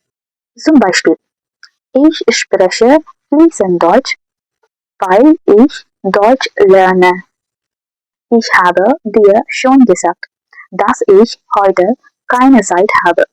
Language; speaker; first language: German; non-native, fluent; Tamil